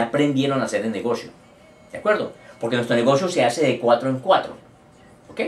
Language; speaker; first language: Spanish; native; Spanish